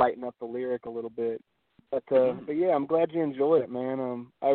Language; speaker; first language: English; native; English